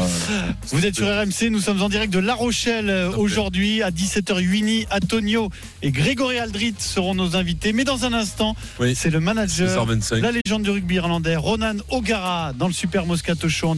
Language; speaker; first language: French; native; French